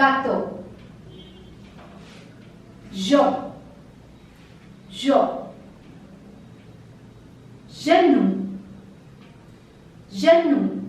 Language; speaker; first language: French; non-native, fluent; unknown